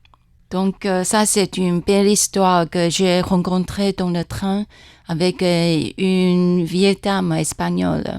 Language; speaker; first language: French; non-native, fluent; Chinese